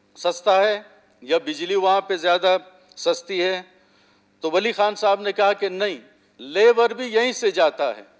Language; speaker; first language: Urdu; non-native, local second language; Baluchi